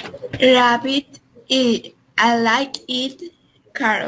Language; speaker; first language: English; non-native, learner; Spanish